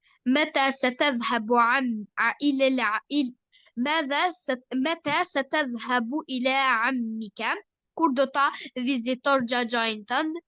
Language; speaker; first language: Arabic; non-native, learner; Albanian